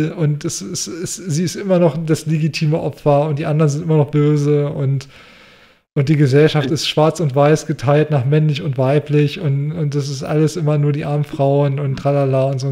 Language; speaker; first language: German; native; German